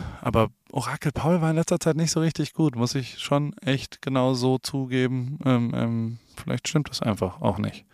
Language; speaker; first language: German; native; German